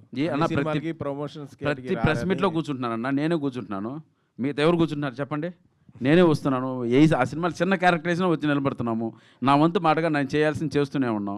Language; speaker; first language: Telugu; native; Telugu